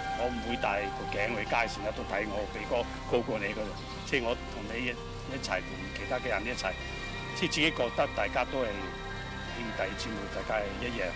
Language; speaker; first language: Cantonese; non-native, fluent; Italian